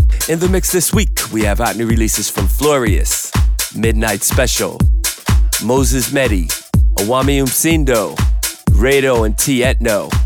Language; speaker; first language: English; native; English